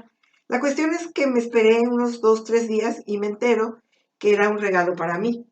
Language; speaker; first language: Spanish; native; Spanish